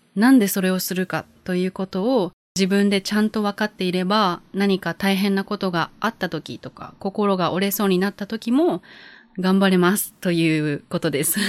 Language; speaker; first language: Japanese; native; Japanese